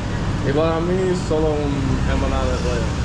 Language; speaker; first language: Spanish; non-native, learner; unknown